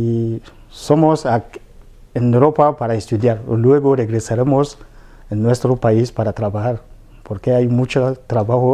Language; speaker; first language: Spanish; non-native, fluent; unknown